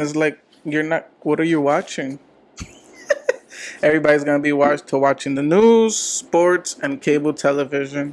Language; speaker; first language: English; early bilingual, other home language; Spanish